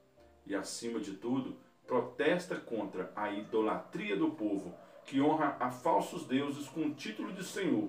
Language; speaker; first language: Portuguese; native; Portuguese